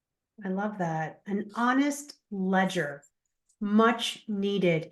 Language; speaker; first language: English; native; English